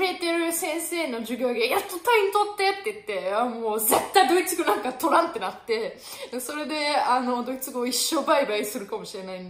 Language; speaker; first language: Japanese; non-native, fluent; German